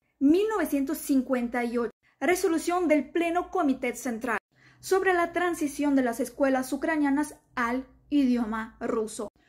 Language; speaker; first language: Spanish; non-native, fluent; Ukrainian